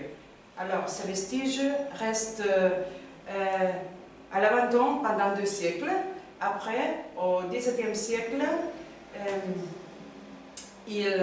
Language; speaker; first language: French; non-native, learner; Spanish